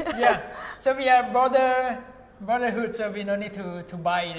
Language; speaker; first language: English; non-native, fluent; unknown